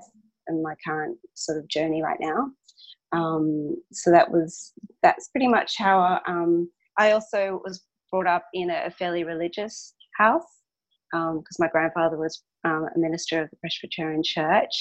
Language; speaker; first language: English; non-native, local second language; Hungarian